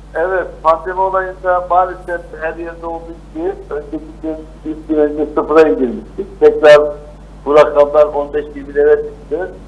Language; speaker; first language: Turkish; native; Turkish